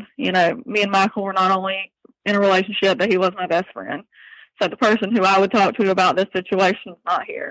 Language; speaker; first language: English; native; English